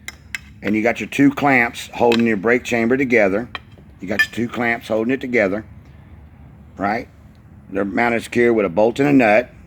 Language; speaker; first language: English; native; English